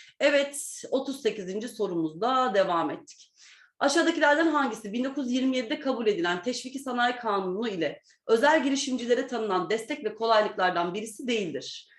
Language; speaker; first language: Turkish; native; Turkish